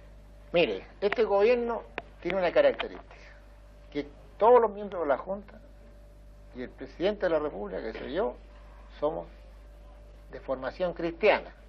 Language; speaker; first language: Spanish; native; Spanish